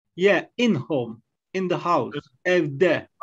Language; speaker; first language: English; non-native, learner; Arabic